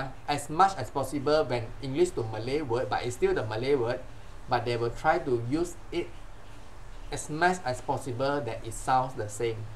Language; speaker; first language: English; non-native, local second language; Chinese